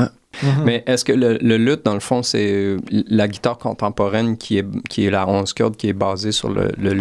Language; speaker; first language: French; native; French